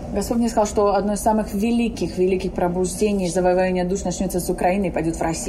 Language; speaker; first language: Russian; native; Russian